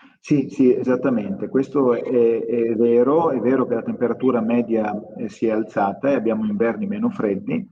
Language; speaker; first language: Italian; native; Italian